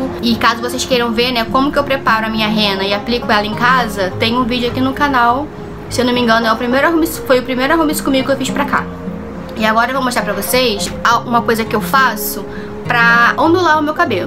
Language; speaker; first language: Portuguese; native; Portuguese